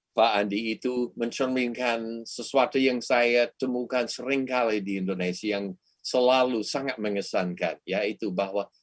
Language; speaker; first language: Indonesian; non-native, fluent; English